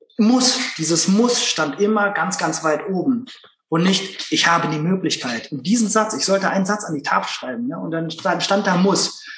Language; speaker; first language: German; native; German